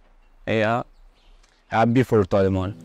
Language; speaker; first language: English; non-native, learner; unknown